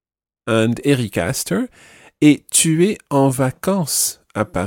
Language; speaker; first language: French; non-native, fluent; English